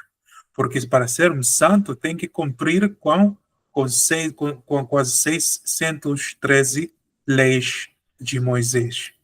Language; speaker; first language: Portuguese; non-native, fluent; Spanish